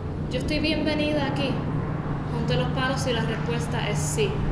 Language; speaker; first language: Spanish; native; Spanish